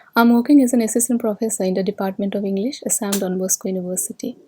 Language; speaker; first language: English; non-native, local second language; Assamese